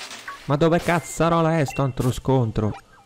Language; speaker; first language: Italian; native; Italian